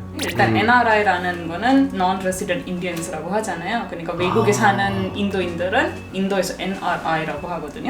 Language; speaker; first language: Korean; non-native, fluent; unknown